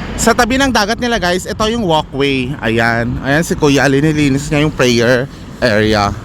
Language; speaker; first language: Filipino; native; Filipino